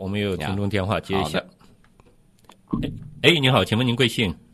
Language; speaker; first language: Chinese; native; Chinese